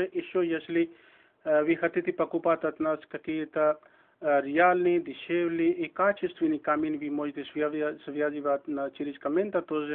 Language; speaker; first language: Russian; non-native, learner; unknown